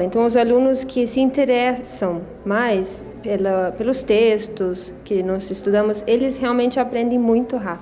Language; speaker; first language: Portuguese; non-native, fluent; Swedish